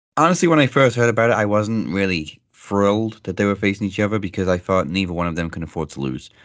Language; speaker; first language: English; native; English